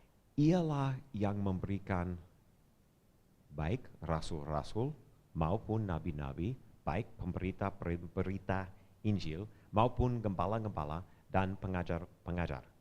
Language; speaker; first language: Indonesian; non-native, fluent; English